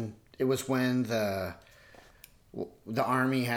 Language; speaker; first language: English; native; English